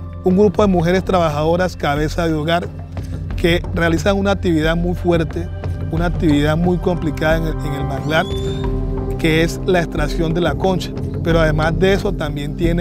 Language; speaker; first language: Spanish; native; Spanish